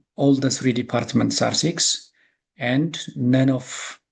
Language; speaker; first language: English; non-native, local second language; Amharic